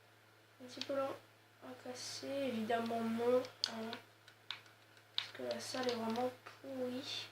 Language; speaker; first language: French; native; French